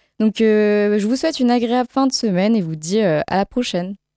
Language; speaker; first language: French; native; French